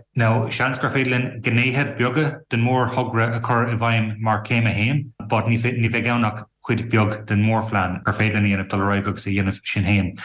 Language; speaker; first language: Irish; native; Irish